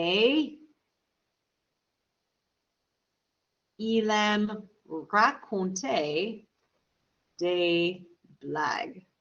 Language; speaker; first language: French; non-native, fluent; English